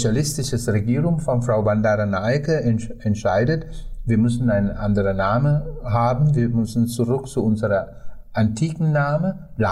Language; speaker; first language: German; non-native, fluent; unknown